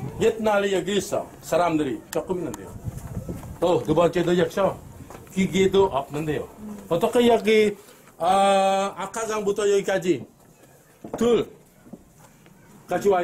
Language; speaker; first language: Korean; non-native, learner; Indonesian